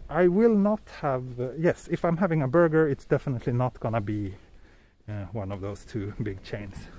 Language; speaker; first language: English; non-native, fluent; Swedish